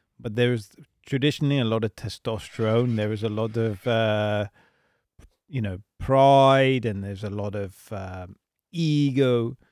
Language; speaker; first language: English; native; English